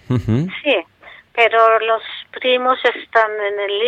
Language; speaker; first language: Spanish; non-native, fluent; Arabic